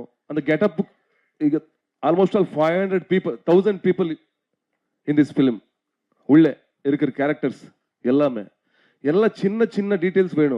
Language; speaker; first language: Tamil; non-native, learner; Kannada